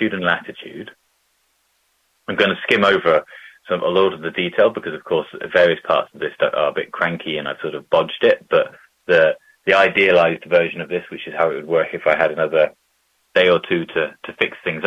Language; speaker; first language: English; native; English